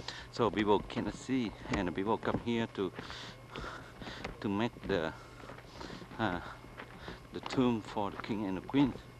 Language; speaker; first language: English; non-native, learner; Vietnamese